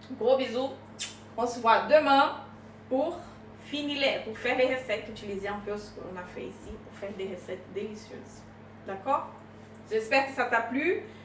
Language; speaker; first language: French; non-native, fluent; Portuguese